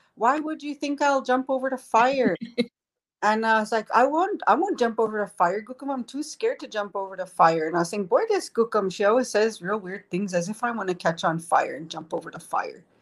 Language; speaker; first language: English; native; English